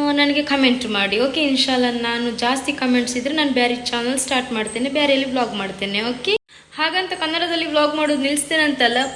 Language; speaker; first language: Kannada; non-native, local second language; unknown